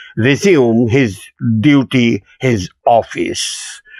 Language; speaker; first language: English; non-native, local second language; Urdu